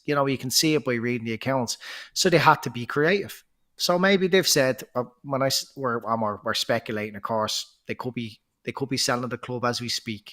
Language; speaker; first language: English; native; English